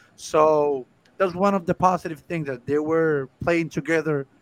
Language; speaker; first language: English; non-native, fluent; Spanish